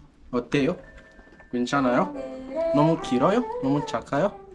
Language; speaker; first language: Korean; non-native, learner; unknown